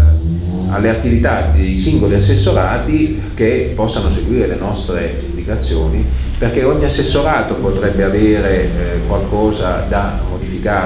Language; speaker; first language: Italian; native; Italian